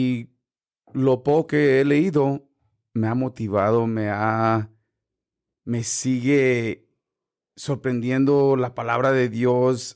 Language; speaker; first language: Spanish; early bilingual, heritage; Spanish